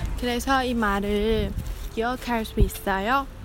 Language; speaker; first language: Korean; non-native, fluent; Chinese